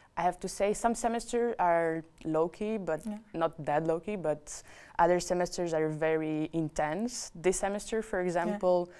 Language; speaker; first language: English; non-native, fluent; Romanian